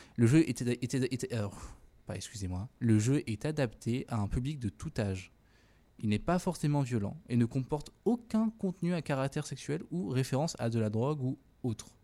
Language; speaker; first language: French; native; French